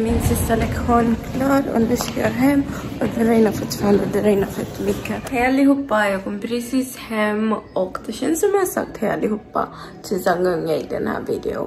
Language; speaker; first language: Swedish; non-native, fluent; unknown